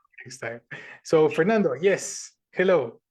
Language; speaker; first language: English; non-native, fluent; Spanish